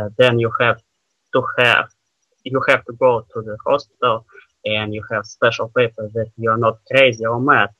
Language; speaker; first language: English; non-native, learner; Russian